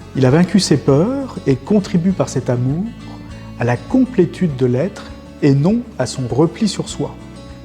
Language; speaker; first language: French; native; French